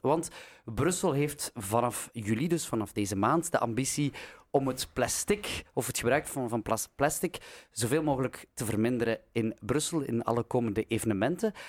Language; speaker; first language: Dutch; native; Dutch